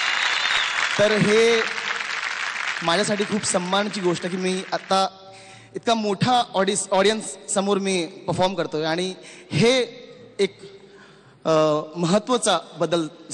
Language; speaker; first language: Marathi; non-native, local second language; Hindi